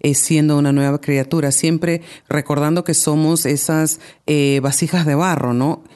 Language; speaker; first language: Spanish; native; Spanish